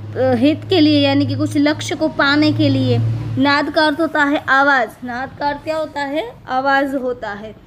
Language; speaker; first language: Hindi; non-native, local second language; Gujarati